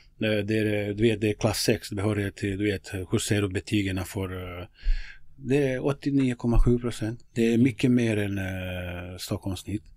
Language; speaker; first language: Swedish; non-native, fluent; Bosnian